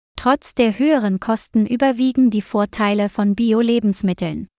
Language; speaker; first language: German; non-native, learner; Vietnamese